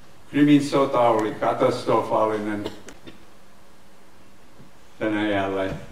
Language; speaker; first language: Finnish; non-native, fluent; English